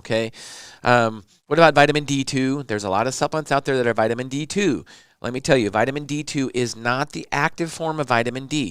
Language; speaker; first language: English; native; English